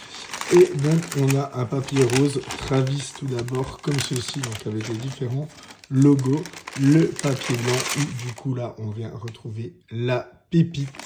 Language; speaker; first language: French; native; French